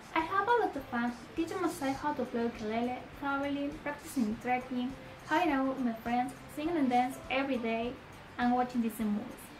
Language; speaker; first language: English; non-native, learner; Spanish